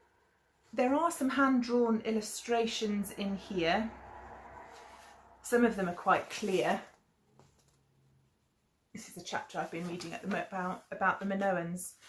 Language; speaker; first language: English; native; English